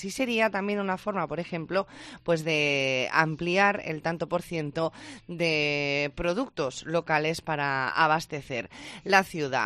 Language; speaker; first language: Spanish; native; Spanish